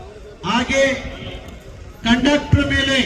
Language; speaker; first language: Kannada; native; Kannada